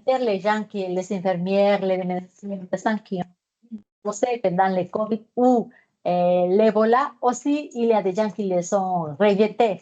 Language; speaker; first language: French; non-native, fluent; Spanish